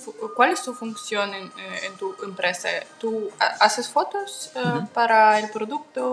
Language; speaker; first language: Spanish; non-native, fluent; Russian